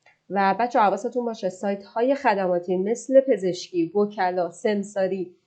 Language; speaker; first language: Persian; native; Persian